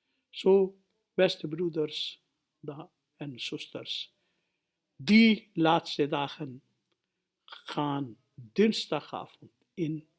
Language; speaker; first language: Dutch; non-native, fluent; Urdu